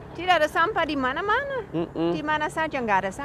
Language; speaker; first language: Indonesian; non-native, fluent; English